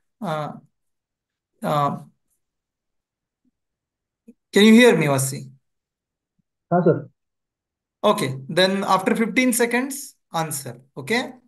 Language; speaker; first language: English; non-native, local second language; Hindi